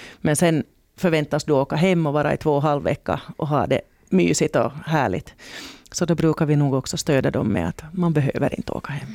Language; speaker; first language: Swedish; native; Swedish